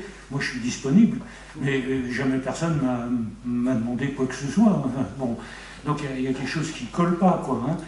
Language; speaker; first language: French; native; French